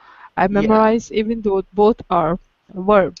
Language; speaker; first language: English; non-native, learner; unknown